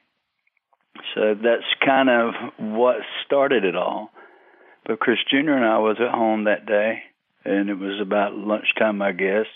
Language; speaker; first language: English; native; English